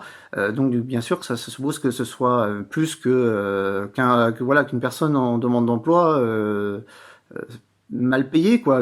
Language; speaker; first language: French; native; French